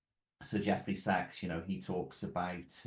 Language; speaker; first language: English; native; English